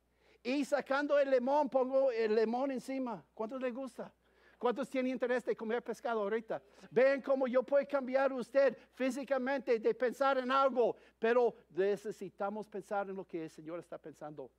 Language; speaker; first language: Spanish; non-native, fluent; English